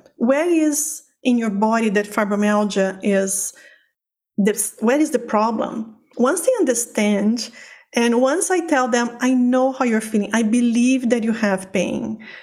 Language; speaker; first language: English; non-native, fluent; Portuguese